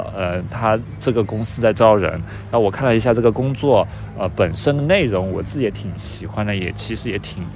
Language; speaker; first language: Chinese; native; Chinese